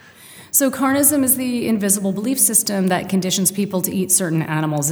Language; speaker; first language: English; native; English